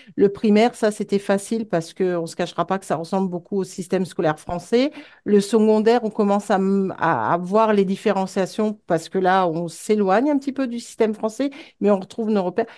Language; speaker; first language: French; native; French